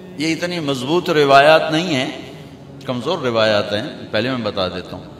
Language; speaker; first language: Urdu; non-native, local second language; Punjabi